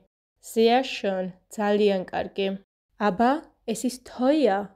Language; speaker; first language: German; non-native, fluent; Georgian